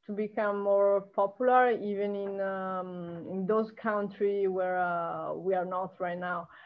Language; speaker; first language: English; non-native, fluent; Italian